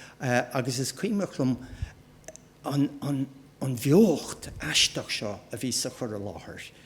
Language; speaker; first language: Irish; native; Irish